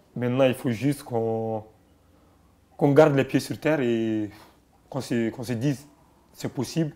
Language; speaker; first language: French; non-native, local second language; Bambara